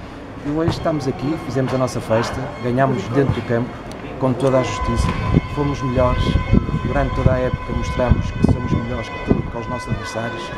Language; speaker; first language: Portuguese; native; Portuguese